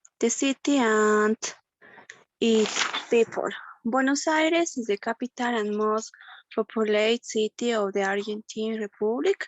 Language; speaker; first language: English; non-native, learner; Spanish